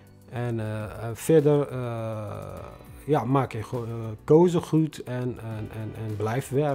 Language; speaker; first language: Dutch; non-native, fluent; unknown